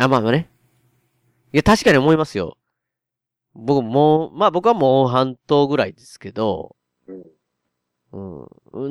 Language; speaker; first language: Japanese; native; Japanese